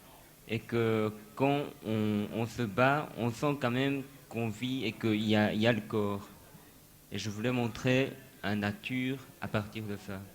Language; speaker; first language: French; non-native, fluent; Japanese